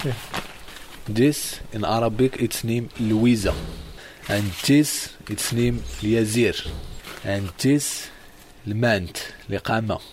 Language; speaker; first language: English; non-native, learner; Arabic